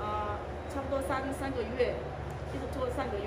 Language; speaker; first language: Chinese; non-native, fluent; Vietnamese